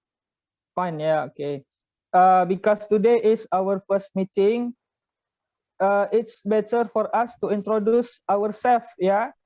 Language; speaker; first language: English; non-native, fluent; Indonesian